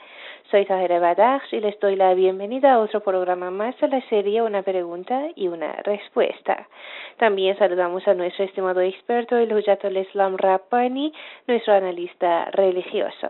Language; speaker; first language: Spanish; non-native, fluent; Persian